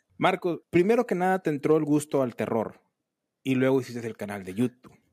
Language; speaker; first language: Spanish; early bilingual, heritage; Spanish